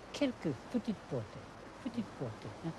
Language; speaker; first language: French; non-native, fluent; Japanese